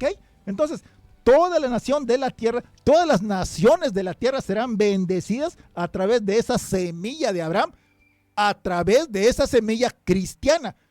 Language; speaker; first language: Spanish; native; Spanish